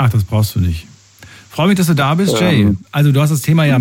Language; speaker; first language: German; native; German